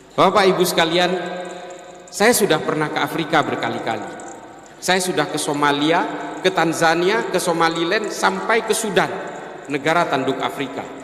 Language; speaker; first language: Indonesian; non-native, local second language; Madurese